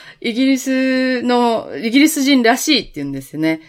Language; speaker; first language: Japanese; native; Japanese